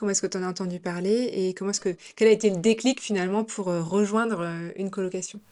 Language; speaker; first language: French; native; French